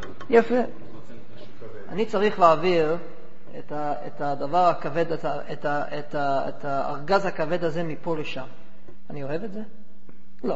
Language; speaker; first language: Hebrew; non-native, fluent; English